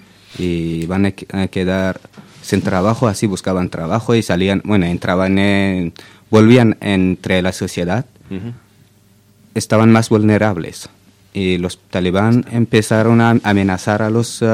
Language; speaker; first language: Spanish; non-native, fluent; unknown